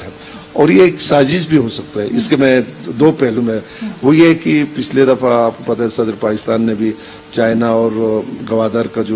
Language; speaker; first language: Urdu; non-native, local second language; Balti